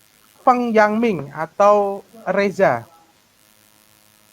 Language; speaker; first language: Indonesian; native; Indonesian